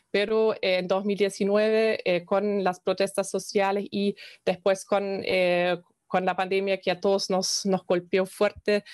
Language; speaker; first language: Spanish; non-native, fluent; German